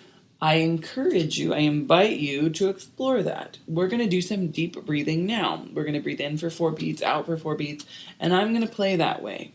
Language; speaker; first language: English; native; English